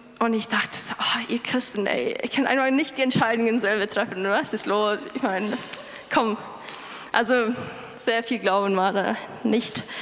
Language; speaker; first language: German; non-native, fluent; Lithuanian